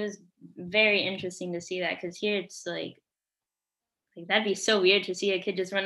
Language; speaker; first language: English; early bilingual, other home language; Spanish